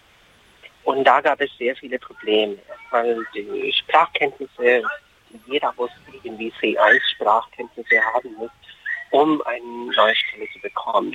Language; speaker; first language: German; non-native, fluent; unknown